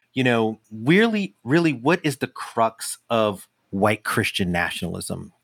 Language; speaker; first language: English; native; English